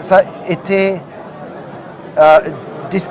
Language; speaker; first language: French; non-native, learner; German